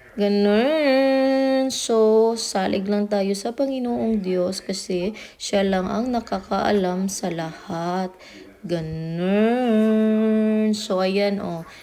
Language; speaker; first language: Filipino; non-native, local second language; Cebuano